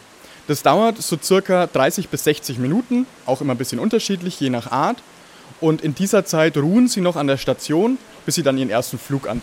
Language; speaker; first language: German; native; German